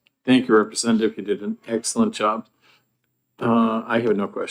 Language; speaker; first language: English; native; English